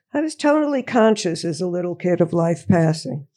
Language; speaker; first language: English; native; English